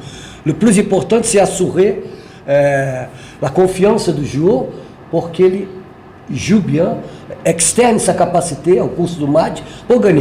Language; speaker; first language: French; non-native, fluent; Portuguese